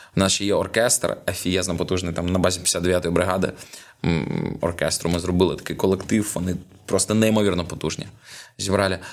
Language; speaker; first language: Ukrainian; non-native, local second language; Russian